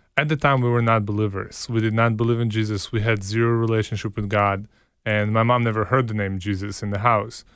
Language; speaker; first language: English; early bilingual, other home language; Hebrew